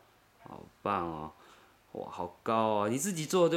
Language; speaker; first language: Chinese; native; Chinese